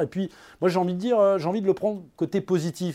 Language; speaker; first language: French; native; French